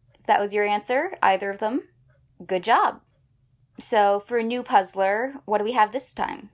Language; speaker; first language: English; native; English